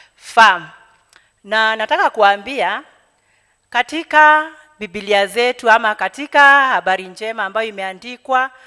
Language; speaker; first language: Swahili; non-native, local second language; Kikuyu